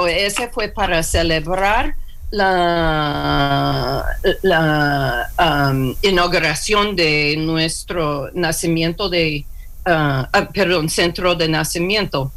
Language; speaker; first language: Spanish; non-native, learner; English